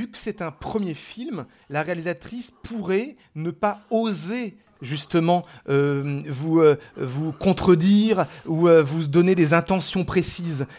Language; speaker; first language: French; native; French